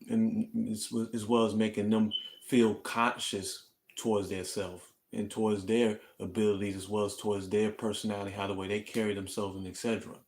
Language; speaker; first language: English; native; English